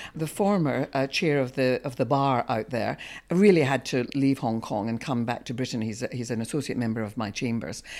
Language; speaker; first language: English; native; English